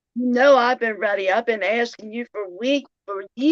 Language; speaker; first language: English; native; English